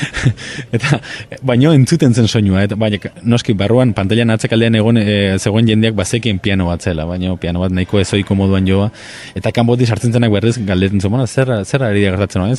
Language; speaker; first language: Basque; native; Basque